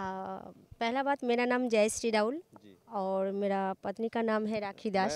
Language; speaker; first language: Hindi; non-native, local second language; Bangla